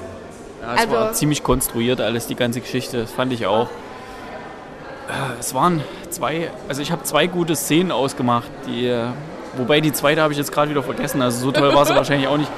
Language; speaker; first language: German; native; German